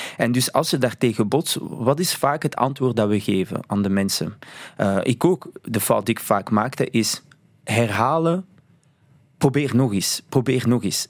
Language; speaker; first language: Dutch; early bilingual, other home language; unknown